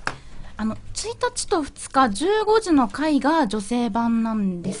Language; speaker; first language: Japanese; native; Japanese